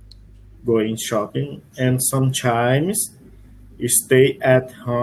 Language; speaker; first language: English; non-native, learner; Portuguese